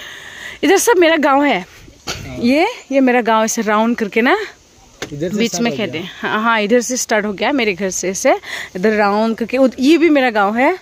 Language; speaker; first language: Hindi; non-native, local second language; Bodo